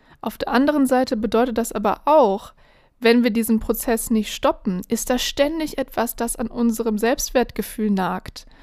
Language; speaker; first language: German; native; German